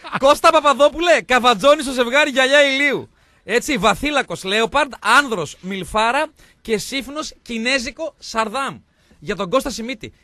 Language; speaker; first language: Greek; native; Greek